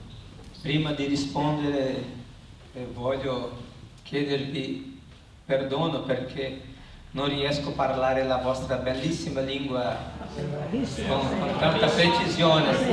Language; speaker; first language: Italian; non-native, learner; Portuguese